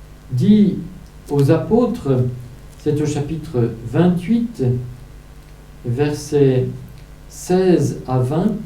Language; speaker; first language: French; native; French